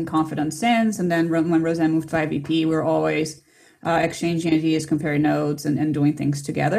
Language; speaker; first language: English; non-native, fluent; Portuguese